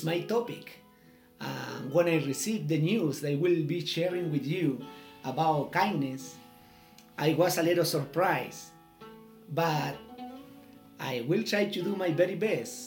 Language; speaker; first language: English; non-native, learner; Spanish